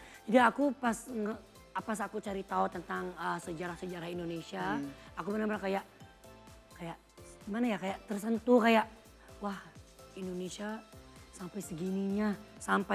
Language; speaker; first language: Indonesian; non-native, fluent; Thai